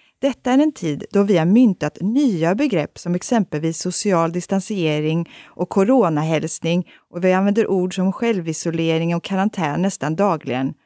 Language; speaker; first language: Swedish; native; Swedish